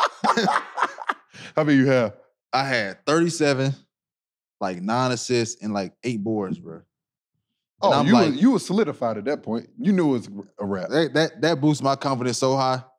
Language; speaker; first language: English; native; English